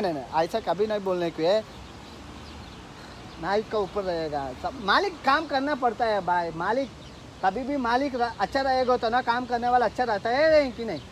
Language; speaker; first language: Hindi; non-native, local second language; Telugu